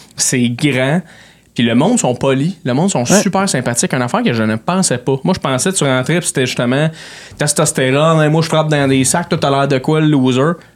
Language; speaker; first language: French; native; French